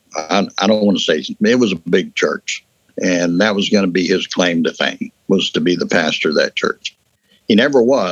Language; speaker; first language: English; native; English